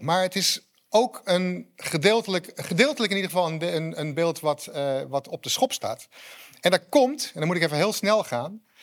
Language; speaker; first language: Dutch; native; Dutch